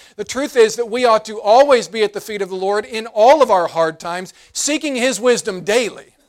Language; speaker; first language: English; native; English